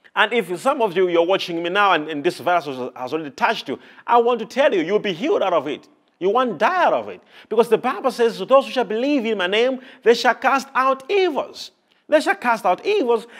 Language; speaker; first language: English; non-native, local second language; Nyanja